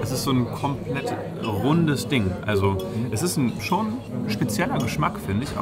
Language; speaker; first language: German; native; German